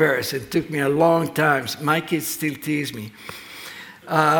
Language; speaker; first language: English; non-native, fluent; Spanish